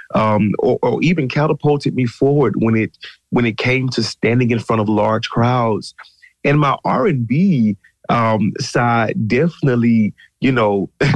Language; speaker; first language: English; native; English